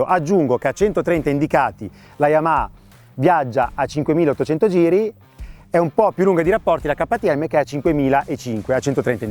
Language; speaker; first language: Italian; native; Italian